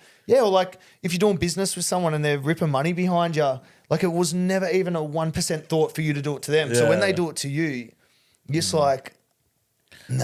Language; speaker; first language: English; native; English